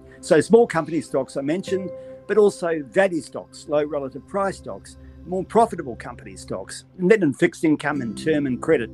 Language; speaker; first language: English; native; English